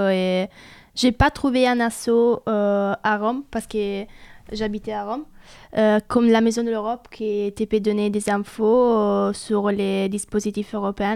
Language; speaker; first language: French; non-native, fluent; Italian